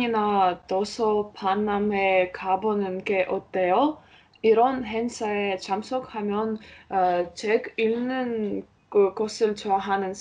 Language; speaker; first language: Korean; non-native, learner; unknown